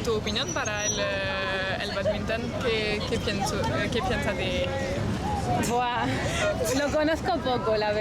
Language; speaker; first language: Spanish; non-native, learner; French